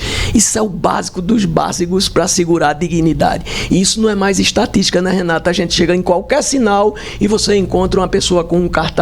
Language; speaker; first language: Portuguese; native; Portuguese